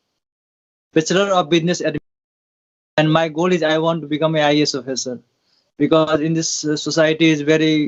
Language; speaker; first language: English; non-native, learner; Hindi